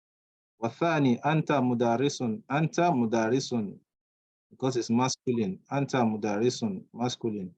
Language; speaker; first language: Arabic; non-native, fluent; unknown